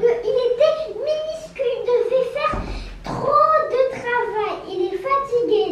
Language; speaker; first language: French; non-native, local second language; Arabic